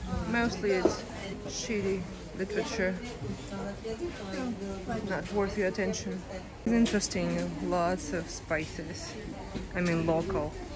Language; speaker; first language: English; non-native, fluent; Russian